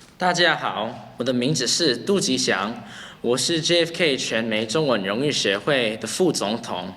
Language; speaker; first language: Chinese; non-native, learner; English